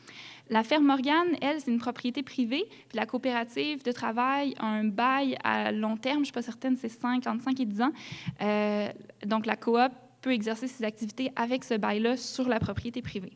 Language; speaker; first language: French; native; French